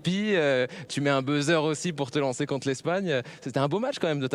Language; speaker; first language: French; native; French